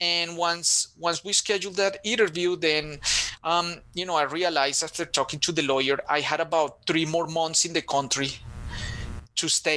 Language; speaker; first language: English; non-native, fluent; Spanish